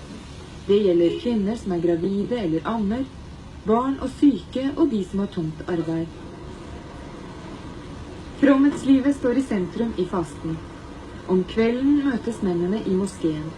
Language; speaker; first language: Norwegian; native; Norwegian